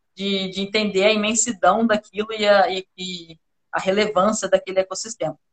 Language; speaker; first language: Portuguese; native; Portuguese